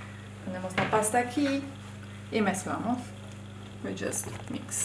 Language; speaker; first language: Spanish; non-native, fluent; Italian